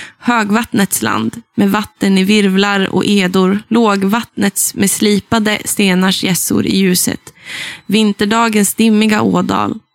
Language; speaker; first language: Swedish; native; Swedish